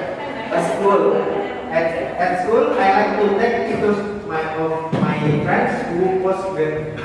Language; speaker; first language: English; non-native, learner; Indonesian